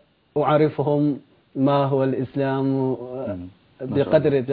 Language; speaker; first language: Arabic; non-native, learner; Chinese